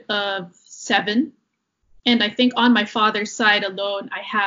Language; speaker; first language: English; non-native, local second language; Filipino